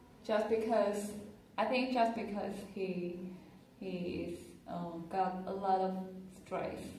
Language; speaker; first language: English; non-native, learner; Chinese